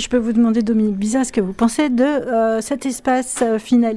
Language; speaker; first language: French; native; French